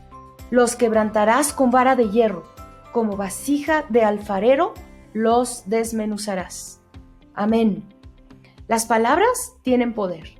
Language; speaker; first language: Spanish; native; Spanish